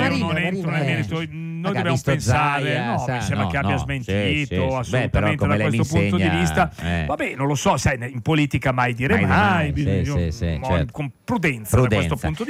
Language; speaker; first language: Italian; native; Italian